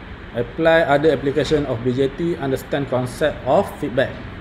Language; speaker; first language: English; non-native, local second language; Malay